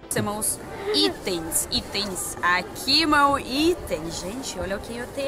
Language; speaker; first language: Portuguese; non-native, learner; Russian